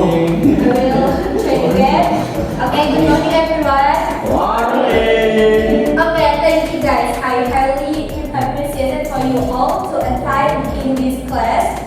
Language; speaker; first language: English; non-native, learner; Indonesian